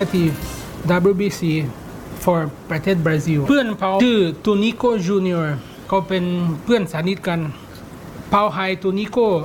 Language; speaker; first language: Thai; non-native, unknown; Portuguese